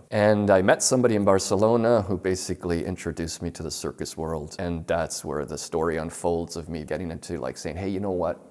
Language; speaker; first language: English; native; English